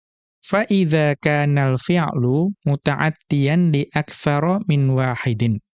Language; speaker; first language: Arabic; non-native, fluent; Indonesian